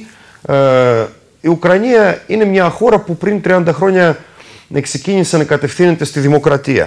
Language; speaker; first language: Greek; non-native, fluent; Russian